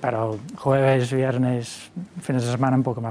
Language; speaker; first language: Spanish; non-native, fluent; English